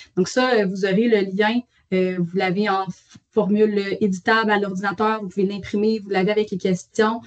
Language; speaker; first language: French; native; French